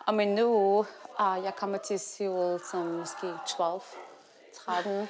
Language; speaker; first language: Danish; non-native, learner; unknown